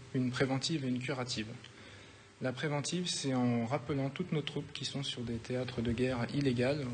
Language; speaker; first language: French; native; French